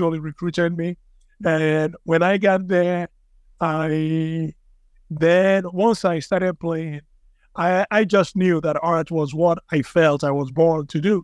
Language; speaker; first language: English; non-native, local second language; Igbo